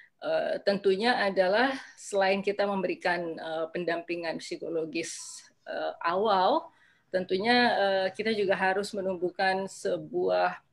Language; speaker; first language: Indonesian; native; Indonesian